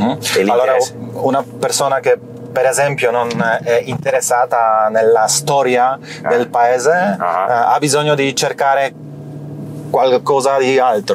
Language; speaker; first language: Italian; non-native, learner; Polish